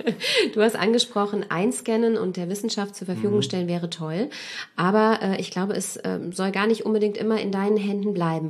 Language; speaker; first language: German; native; German